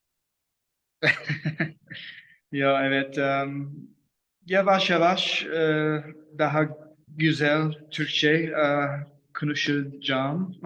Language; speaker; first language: Turkish; non-native, learner; English